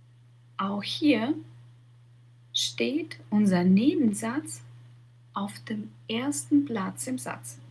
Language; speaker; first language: German; non-native, fluent; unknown